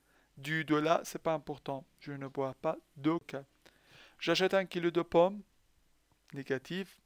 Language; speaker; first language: French; non-native, fluent; Persian